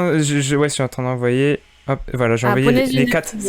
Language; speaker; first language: French; native; French